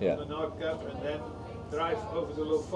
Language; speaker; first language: English; non-native, learner; Dutch